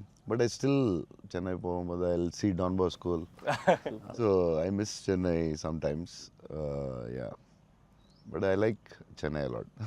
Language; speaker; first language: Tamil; non-native, local second language; Telugu